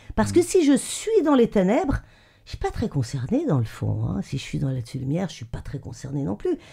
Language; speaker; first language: French; native; French